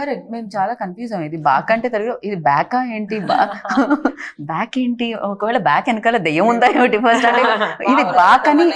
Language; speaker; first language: Telugu; native; Telugu